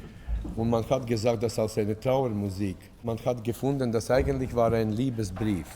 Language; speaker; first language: German; non-native, fluent; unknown